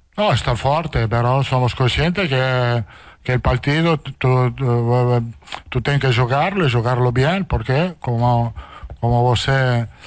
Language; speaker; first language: Portuguese; non-native, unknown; Italian